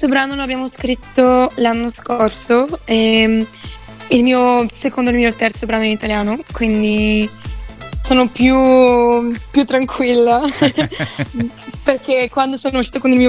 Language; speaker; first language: Italian; non-native, fluent; Bulgarian